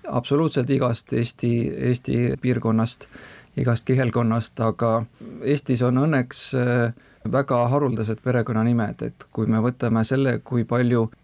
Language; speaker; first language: Estonian; native; Estonian